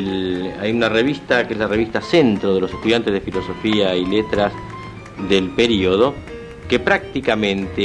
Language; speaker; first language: Spanish; native; Spanish